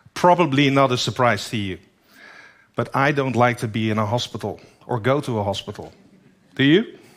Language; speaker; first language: English; non-native, fluent; Dutch